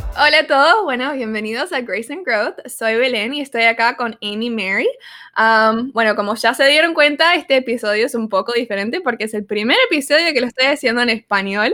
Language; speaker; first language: Spanish; early bilingual, other home language; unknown